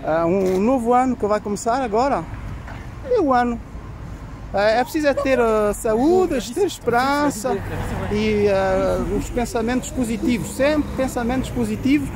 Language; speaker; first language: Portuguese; early bilingual, heritage; Portuguese